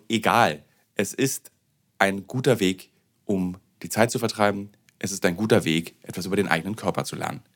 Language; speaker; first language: German; native; German